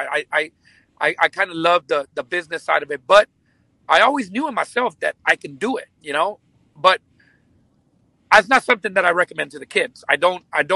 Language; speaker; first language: English; early bilingual, other home language; Spanish